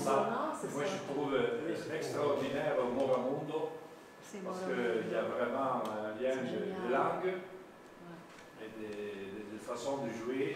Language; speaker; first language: French; non-native, local second language; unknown